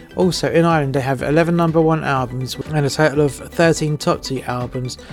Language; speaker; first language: English; native; English